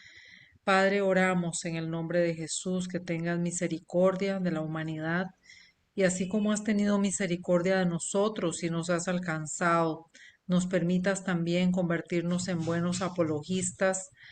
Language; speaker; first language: Spanish; native; Spanish